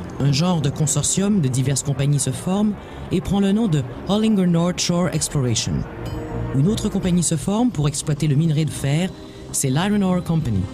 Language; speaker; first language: French; native; French